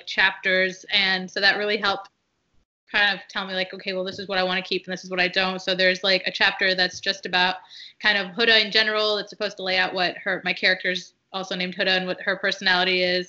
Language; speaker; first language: English; early bilingual, other home language; Arabic